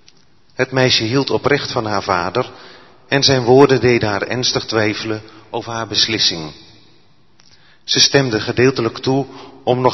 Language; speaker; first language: Dutch; native; Dutch